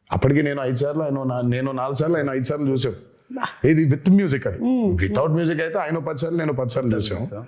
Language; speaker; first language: Telugu; native; Telugu